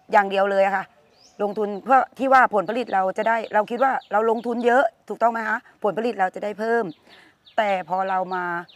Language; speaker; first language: Thai; native; Thai